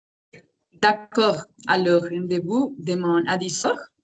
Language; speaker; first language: French; non-native, learner; Spanish